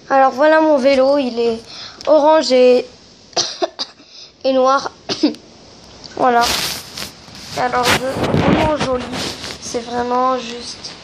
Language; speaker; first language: French; native; French